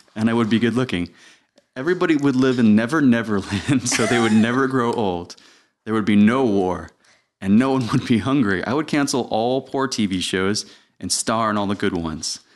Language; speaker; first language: English; native; English